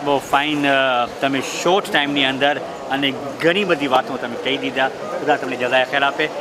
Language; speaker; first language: Gujarati; early bilingual, heritage; Gujarati